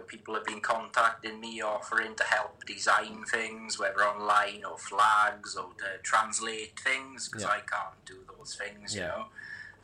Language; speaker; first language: English; native; English